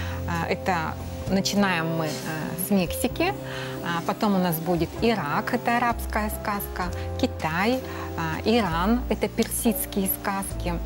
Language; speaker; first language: Russian; native; Russian